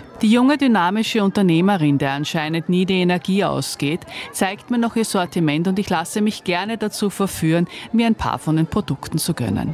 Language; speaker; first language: German; native; German